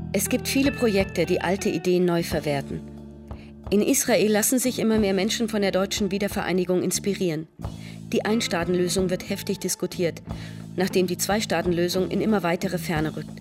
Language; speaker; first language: German; native; German